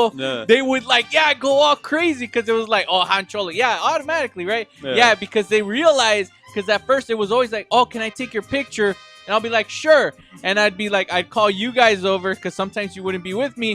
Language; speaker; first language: English; native; English